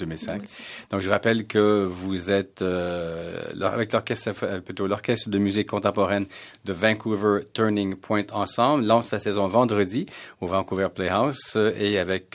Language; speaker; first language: French; native; French